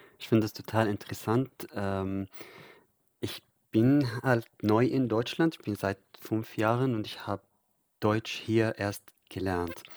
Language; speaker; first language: German; non-native, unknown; Arabic